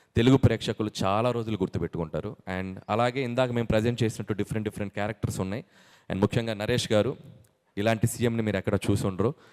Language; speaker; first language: Telugu; native; Telugu